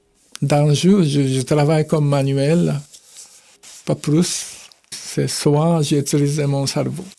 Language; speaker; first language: French; non-native, fluent; Japanese